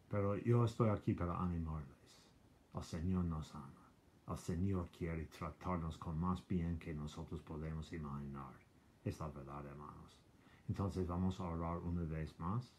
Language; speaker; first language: Spanish; non-native, learner; English